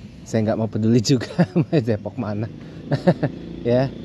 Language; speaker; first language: Indonesian; native; Indonesian